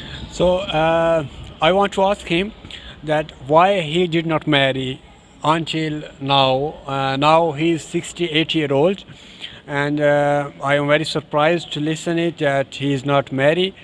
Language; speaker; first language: English; non-native, learner; Urdu